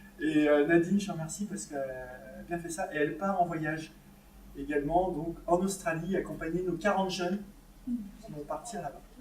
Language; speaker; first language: French; native; French